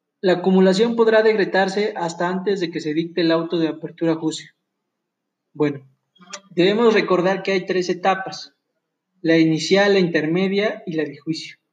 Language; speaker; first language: Spanish; native; Spanish